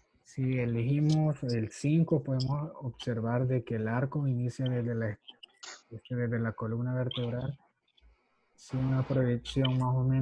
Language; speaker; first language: Spanish; native; Spanish